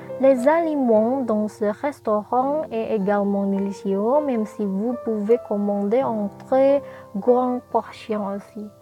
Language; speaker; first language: French; non-native, learner; Indonesian